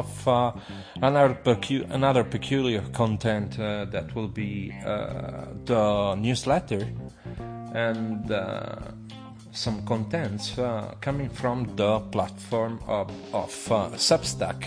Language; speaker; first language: English; non-native, fluent; Italian